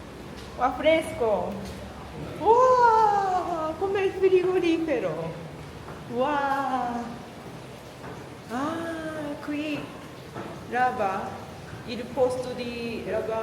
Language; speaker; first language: Italian; non-native, learner; Japanese